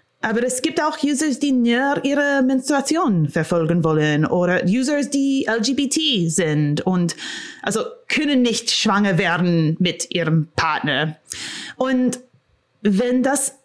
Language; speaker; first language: German; non-native, fluent; English